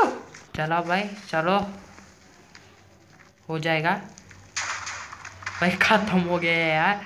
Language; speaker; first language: Hindi; native; Hindi